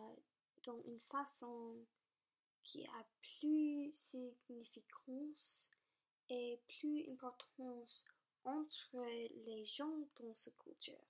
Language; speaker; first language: French; non-native, local second language; English